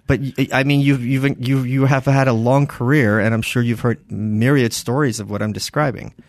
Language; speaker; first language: English; early bilingual, other home language; Russian